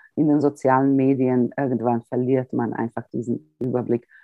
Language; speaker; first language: German; early bilingual, heritage; Croatian